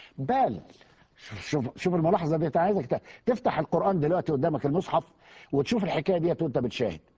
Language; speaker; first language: Arabic; native; Arabic